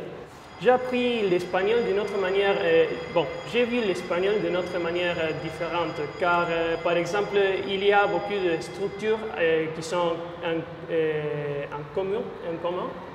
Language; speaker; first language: French; non-native, fluent; Spanish